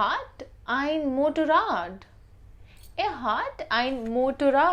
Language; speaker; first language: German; non-native, fluent; Hindi